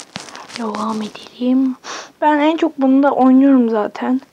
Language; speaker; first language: Turkish; native; Turkish